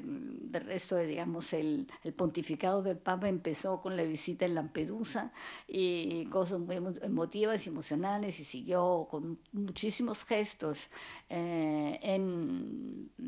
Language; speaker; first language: Spanish; non-native, fluent; Italian